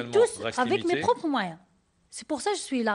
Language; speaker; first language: French; non-native, learner; Arabic